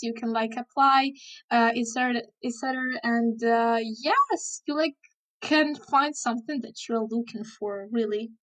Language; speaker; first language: English; non-native, fluent; Ukrainian